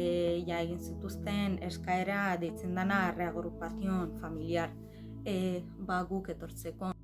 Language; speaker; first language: Basque; non-native, fluent; Arabic